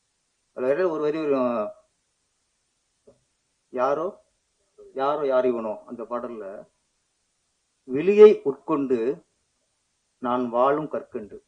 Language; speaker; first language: Tamil; native; Tamil